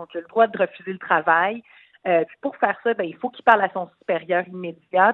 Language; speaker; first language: French; native; French